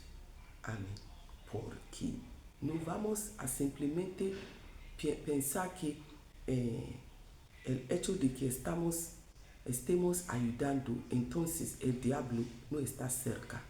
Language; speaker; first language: Spanish; non-native, fluent; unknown